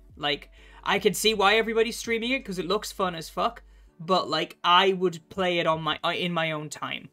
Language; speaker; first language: English; native; English